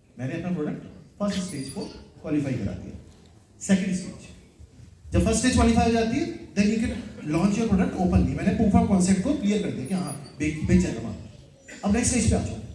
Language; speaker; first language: Hindi; native; Hindi